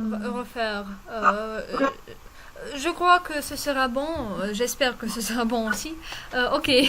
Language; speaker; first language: French; non-native, fluent; Russian